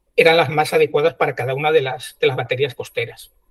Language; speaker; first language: Spanish; native; Spanish